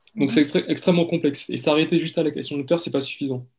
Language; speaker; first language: French; native; French